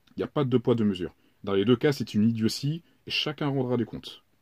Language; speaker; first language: French; native; French